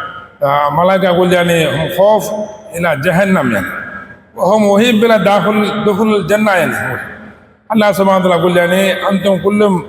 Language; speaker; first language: Arabic; non-native, learner; Indonesian